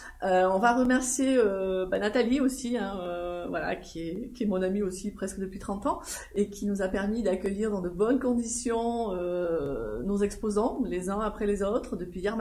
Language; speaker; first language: French; native; French